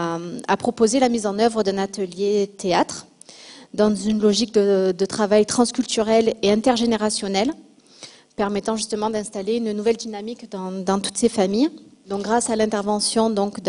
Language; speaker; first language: French; native; French